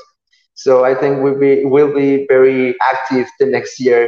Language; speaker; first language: English; non-native, learner; Spanish